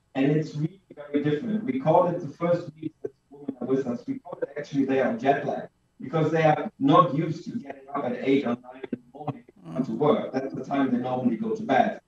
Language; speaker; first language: English; non-native, fluent; German